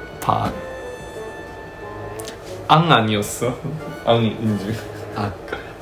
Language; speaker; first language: Korean; non-native, fluent; Chinese